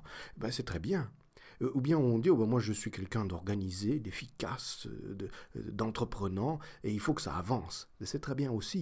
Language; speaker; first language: French; native; French